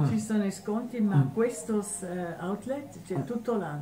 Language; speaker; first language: Italian; non-native, local second language; German